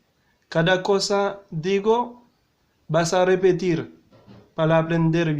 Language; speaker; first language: Spanish; non-native, learner; Haitian Creole